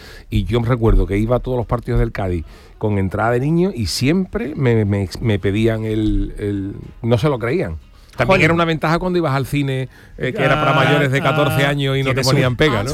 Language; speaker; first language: Spanish; native; Spanish